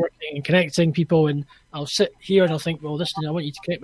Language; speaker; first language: English; native; English